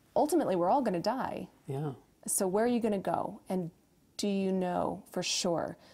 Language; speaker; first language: English; native; English